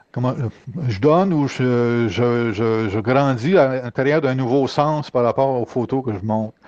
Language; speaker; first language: French; native; French